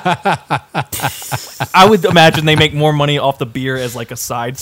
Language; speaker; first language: English; native; English